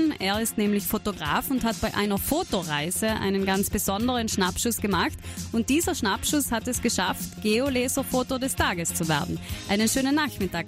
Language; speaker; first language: German; native; German